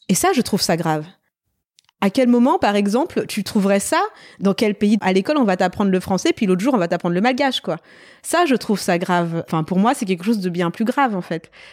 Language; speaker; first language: French; non-native, local second language; Malagasy